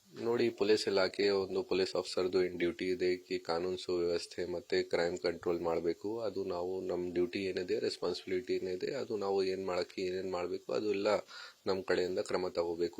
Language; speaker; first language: Kannada; non-native, fluent; Hindi